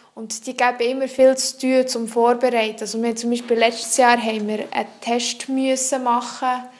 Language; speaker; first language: German; non-native, local second language; French